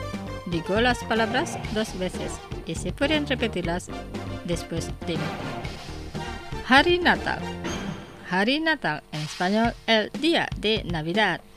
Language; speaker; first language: Spanish; non-native, fluent; Indonesian